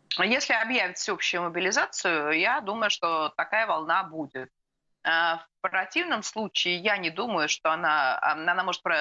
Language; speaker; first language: Russian; native; Russian